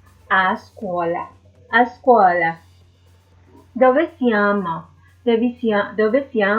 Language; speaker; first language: Italian; non-native, fluent; English